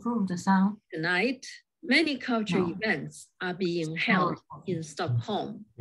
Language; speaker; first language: English; non-native, fluent; Chinese